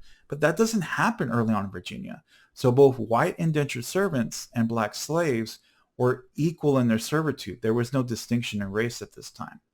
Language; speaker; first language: English; native; English